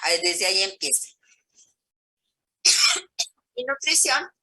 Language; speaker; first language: Spanish; native; Spanish